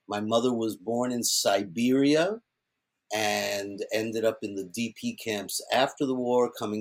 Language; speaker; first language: English; early bilingual, other home language; Yiddish